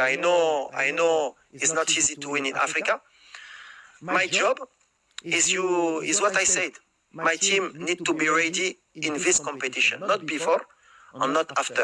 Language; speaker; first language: English; non-native, learner; French